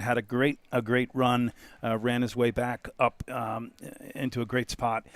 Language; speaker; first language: English; native; English